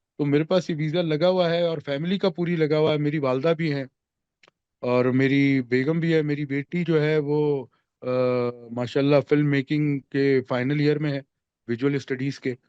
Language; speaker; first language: Urdu; native; Urdu